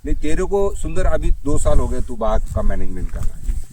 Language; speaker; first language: Hindi; non-native, local second language; Marathi